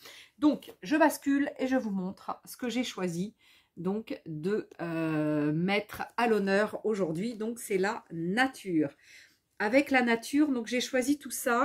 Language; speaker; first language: French; native; French